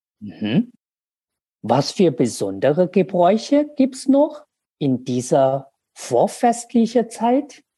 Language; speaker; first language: German; non-native, learner; Chinese